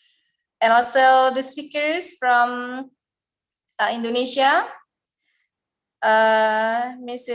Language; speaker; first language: English; non-native, fluent; Indonesian